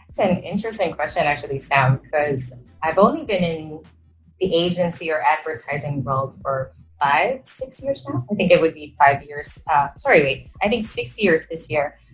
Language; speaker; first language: English; non-native, local second language; Filipino